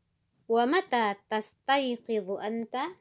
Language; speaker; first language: Arabic; non-native, fluent; Indonesian